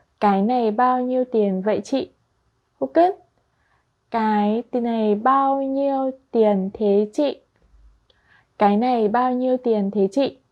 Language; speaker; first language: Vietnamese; non-native, fluent; Korean